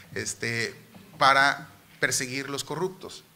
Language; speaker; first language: Spanish; native; Spanish